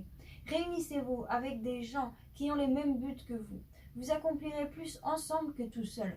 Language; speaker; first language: French; native; French